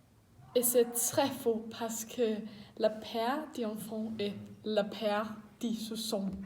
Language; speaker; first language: French; non-native, learner; Danish